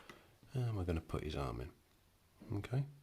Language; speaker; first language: English; native; English